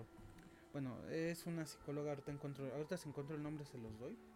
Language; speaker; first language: Spanish; native; Spanish